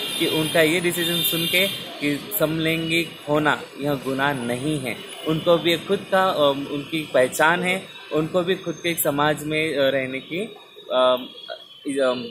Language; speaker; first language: Hindi; non-native, local second language; Marathi